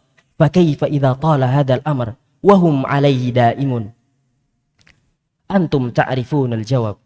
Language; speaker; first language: Arabic; non-native, learner; Indonesian